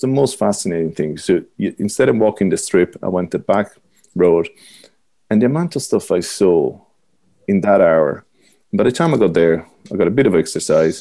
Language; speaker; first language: English; non-native, fluent; Italian